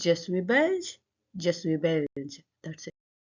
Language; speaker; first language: French; non-native, learner; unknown